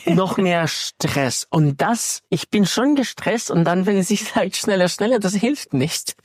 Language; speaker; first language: German; non-native, fluent; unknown